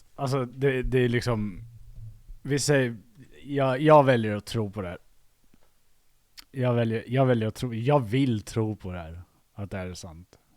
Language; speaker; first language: Swedish; native; Swedish